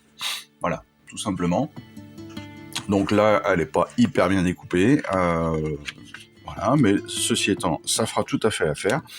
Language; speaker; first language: French; native; French